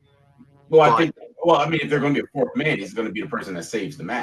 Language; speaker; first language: English; native; English